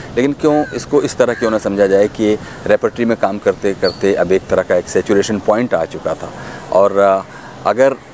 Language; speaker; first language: Hindi; native; Hindi